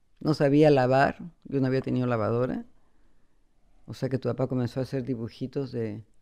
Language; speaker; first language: Spanish; native; Spanish